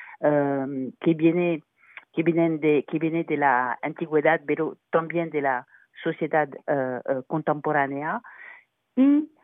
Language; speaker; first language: Spanish; non-native, fluent; French